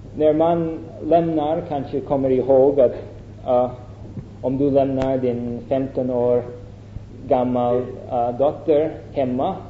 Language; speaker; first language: Swedish; non-native, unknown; English